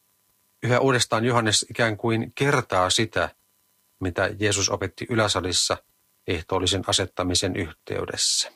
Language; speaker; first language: Finnish; native; Finnish